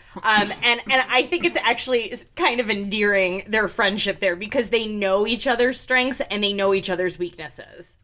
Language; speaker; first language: English; native; English